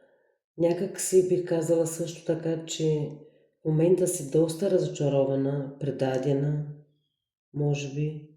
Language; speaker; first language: Bulgarian; native; Bulgarian